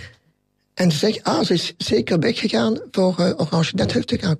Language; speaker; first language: Dutch; non-native, local second language; French